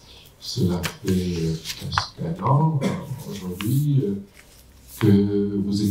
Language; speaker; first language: French; non-native, fluent; Serbian